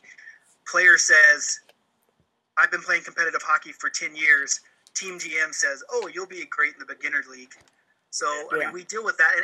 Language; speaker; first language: English; native; English